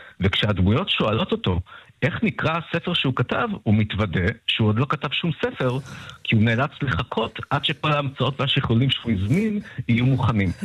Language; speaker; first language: Hebrew; early bilingual, other home language; Russian